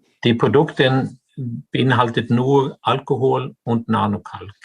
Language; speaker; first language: German; non-native, fluent; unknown